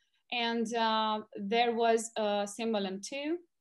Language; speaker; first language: English; non-native, fluent; Romanian